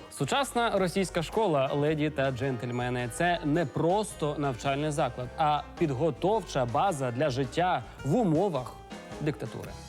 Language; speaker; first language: Ukrainian; native; Ukrainian